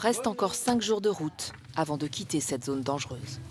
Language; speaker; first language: French; native; French